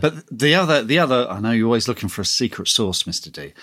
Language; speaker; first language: English; native; English